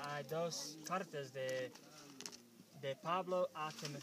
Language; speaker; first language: Spanish; non-native, learner; English